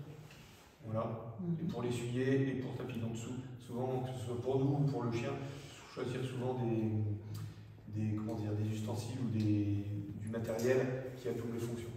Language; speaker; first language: French; native; French